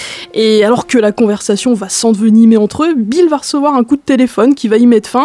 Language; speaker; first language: French; native; French